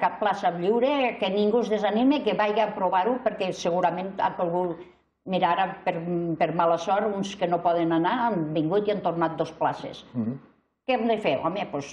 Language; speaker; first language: Catalan; native; Catalan